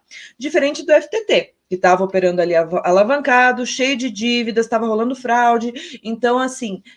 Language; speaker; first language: Portuguese; native; Portuguese